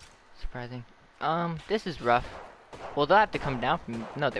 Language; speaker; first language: English; native; English